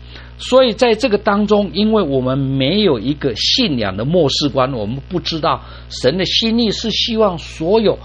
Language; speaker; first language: Chinese; native; Chinese